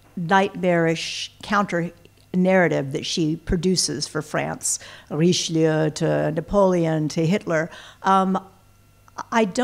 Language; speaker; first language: English; native; English